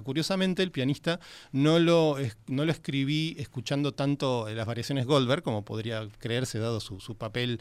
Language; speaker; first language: Spanish; native; Spanish